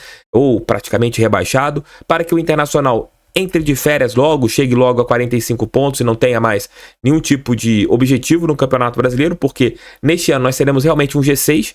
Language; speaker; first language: Portuguese; native; Portuguese